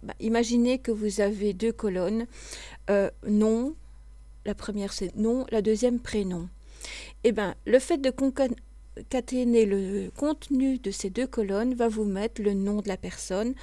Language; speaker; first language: French; native; French